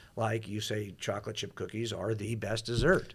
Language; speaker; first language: English; native; English